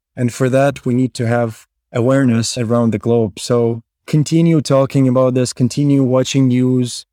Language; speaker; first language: English; non-native, fluent; Ukrainian